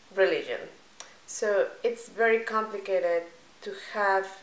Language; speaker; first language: English; non-native, fluent; Spanish